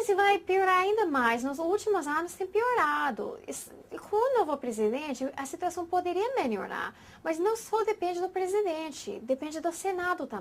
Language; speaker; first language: Portuguese; non-native, fluent; English